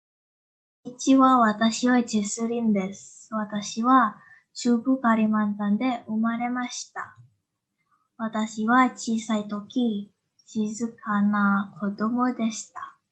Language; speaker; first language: Japanese; non-native, learner; Indonesian